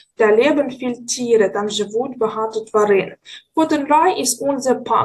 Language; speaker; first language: German; non-native, learner; Ukrainian